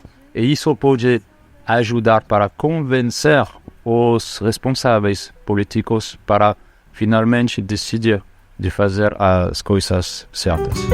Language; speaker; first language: Portuguese; non-native, fluent; French